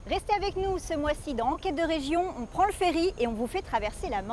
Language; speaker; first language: French; native; French